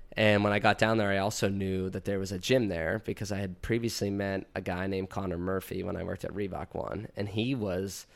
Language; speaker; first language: English; native; English